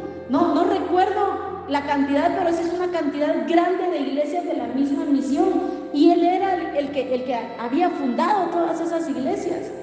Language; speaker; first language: Spanish; native; Spanish